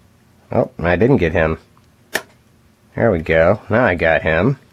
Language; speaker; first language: English; native; English